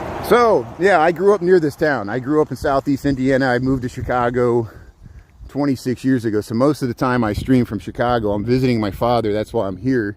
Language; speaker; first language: English; native; English